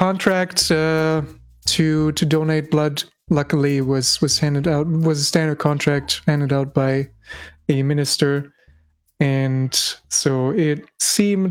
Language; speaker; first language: English; non-native, fluent; German